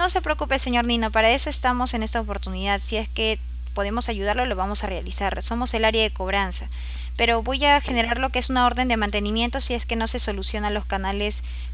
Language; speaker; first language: Spanish; native; Spanish